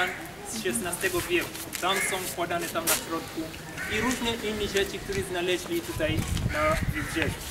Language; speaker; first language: Polish; non-native, learner; Swahili